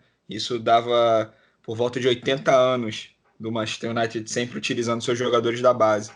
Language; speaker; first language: Portuguese; native; Portuguese